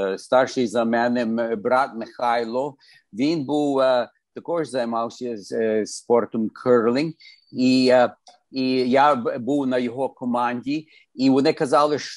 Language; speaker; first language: Ukrainian; early bilingual, heritage; Ukrainian